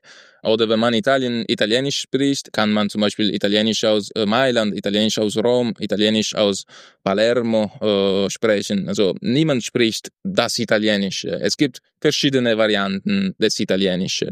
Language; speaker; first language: German; non-native, fluent; Italian